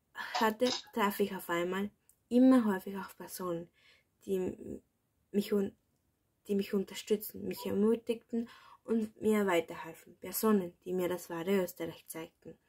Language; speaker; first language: German; early bilingual, other home language; Spanish